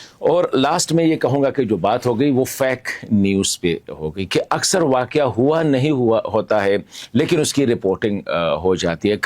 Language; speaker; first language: Urdu; non-native, local second language; Pashto